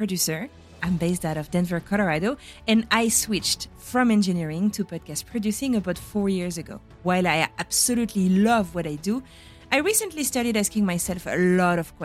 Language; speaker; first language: English; non-native, fluent; French